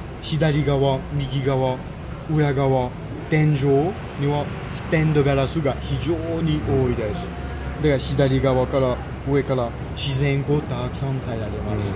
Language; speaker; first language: Japanese; non-native, fluent; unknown